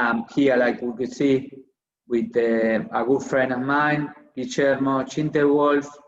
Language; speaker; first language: English; non-native, fluent; Spanish